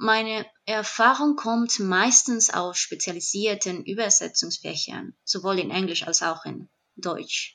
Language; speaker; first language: German; non-native, fluent; Spanish